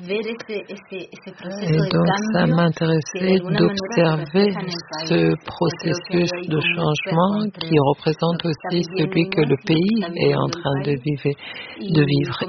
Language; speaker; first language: French; non-native, fluent; Spanish